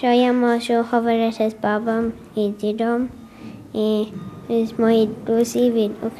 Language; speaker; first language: Ukrainian; early bilingual, heritage; Ukrainian